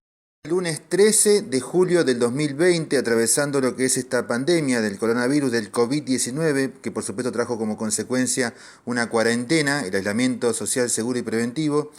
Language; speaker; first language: Spanish; native; Spanish